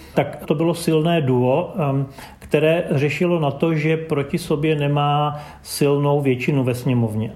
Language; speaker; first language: Czech; native; Czech